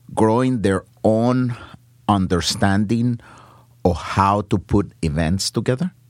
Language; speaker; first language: English; non-native, fluent; Spanish